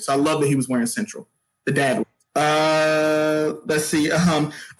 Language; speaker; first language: English; native; English